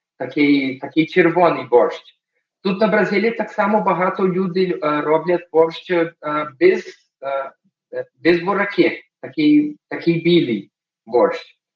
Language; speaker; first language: Ukrainian; early bilingual, heritage; Portuguese